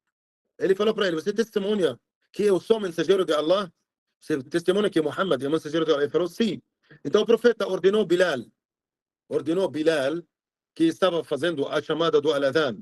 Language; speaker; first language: Portuguese; non-native, fluent; Arabic